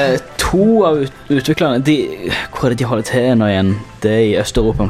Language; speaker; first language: Norwegian; native; Norwegian